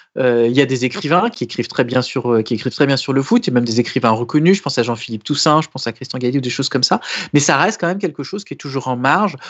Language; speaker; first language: French; native; French